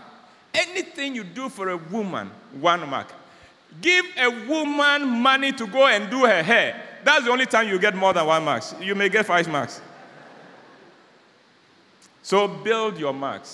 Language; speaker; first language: English; non-native, local second language; Akan